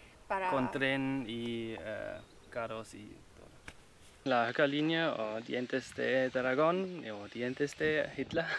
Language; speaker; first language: Spanish; non-native, learner; German